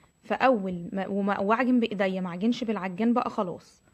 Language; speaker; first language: Arabic; native; Arabic